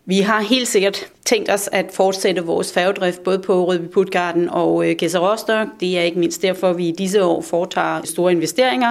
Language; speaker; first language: Danish; native; Danish